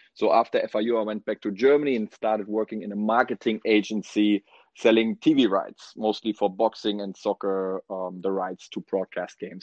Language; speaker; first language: English; non-native, fluent; German